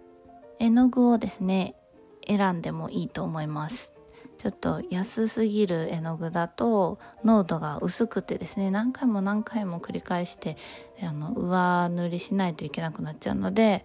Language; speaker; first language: Japanese; native; Japanese